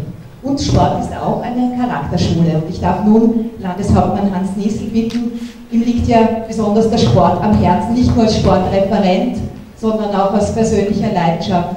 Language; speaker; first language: German; native; German